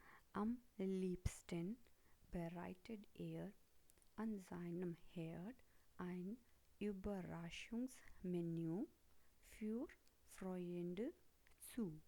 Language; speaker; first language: German; non-native, fluent; Hindi